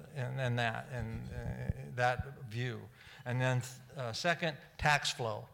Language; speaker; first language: English; native; English